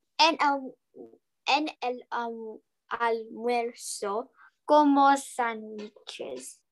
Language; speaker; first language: Spanish; non-native, learner; English